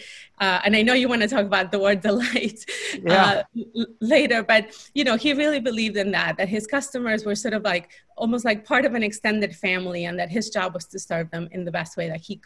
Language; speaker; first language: English; non-native, fluent; Spanish